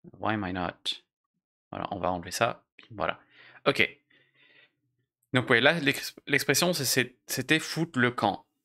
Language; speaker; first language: French; native; French